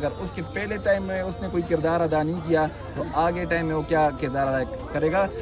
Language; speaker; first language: Urdu; non-native, local second language; Pashto